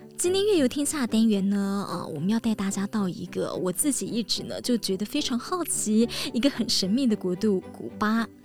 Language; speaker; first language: Chinese; native; Chinese